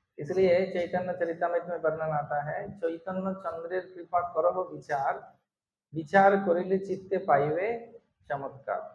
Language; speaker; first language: Hindi; non-native, local second language; Bangla